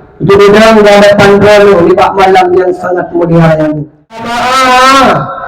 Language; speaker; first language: Malay; non-native, local second language; Achinese